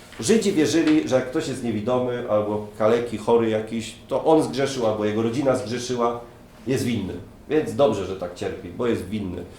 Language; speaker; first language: Polish; native; Polish